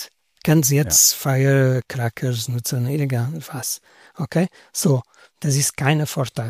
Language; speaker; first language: German; non-native, learner; Portuguese